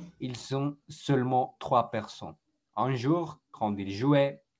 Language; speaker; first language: French; non-native, learner; Spanish